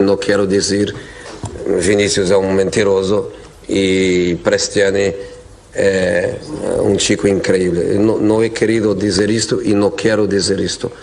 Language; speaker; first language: Spanish; non-native, fluent; Portuguese